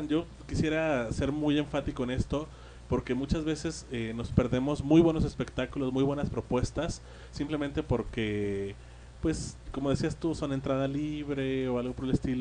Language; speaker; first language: Spanish; native; Spanish